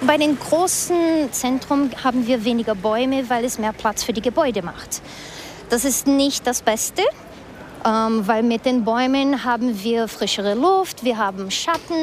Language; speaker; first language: German; early bilingual, other home language; Portuguese